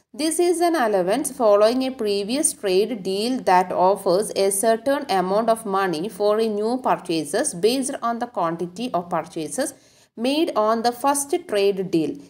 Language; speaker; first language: English; non-native, local second language; Malayalam